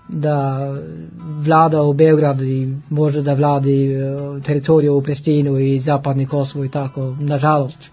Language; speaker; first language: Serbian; non-native, learner; Norwegian